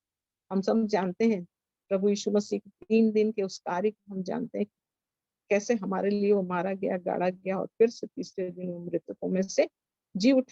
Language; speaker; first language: Hindi; native; Hindi